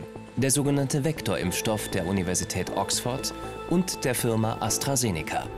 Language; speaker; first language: German; native; German